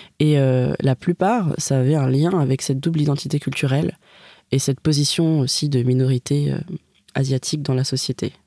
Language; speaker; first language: French; native; French